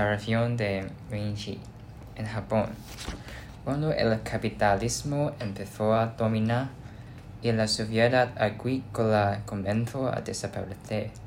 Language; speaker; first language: Spanish; non-native, learner; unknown